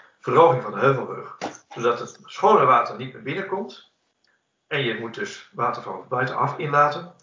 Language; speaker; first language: Dutch; native; Dutch